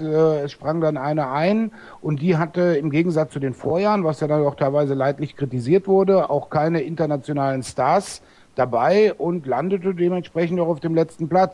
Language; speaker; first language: German; native; German